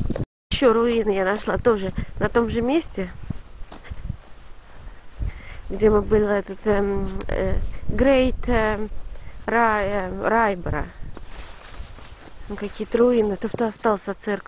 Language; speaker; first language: Russian; native; Russian